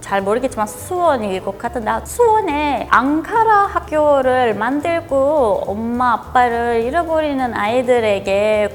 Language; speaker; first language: Korean; non-native, fluent; Turkish